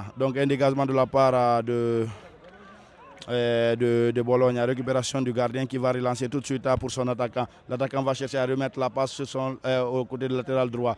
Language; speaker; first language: French; non-native, local second language; Fula